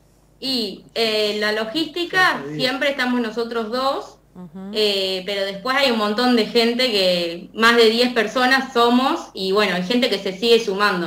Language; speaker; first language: Spanish; native; Spanish